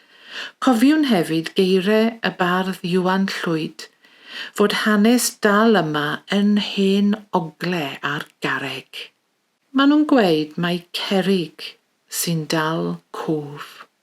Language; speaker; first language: Welsh; native; Welsh